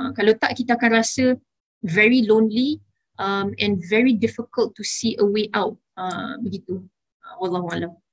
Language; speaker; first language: English; non-native, local second language; Malay